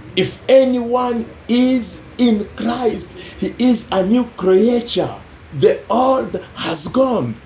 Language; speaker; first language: English; non-native, local second language; Swahili